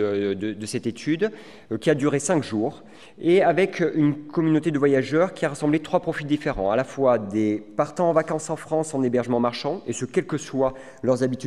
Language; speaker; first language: French; native; French